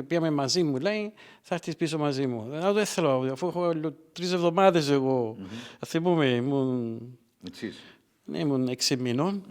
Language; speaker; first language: Greek; early bilingual, heritage; Greek